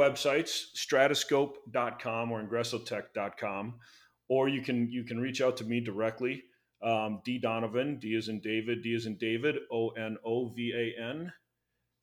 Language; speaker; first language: English; native; English